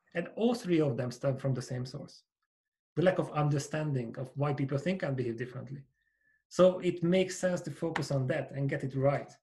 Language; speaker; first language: English; non-native, fluent; Hungarian